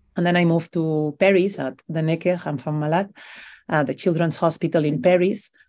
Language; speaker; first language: English; non-native, fluent; Spanish